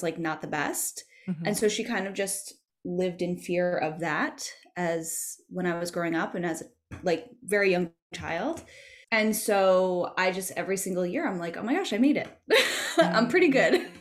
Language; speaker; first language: English; native; English